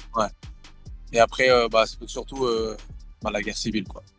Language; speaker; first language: French; early bilingual, other home language; Thai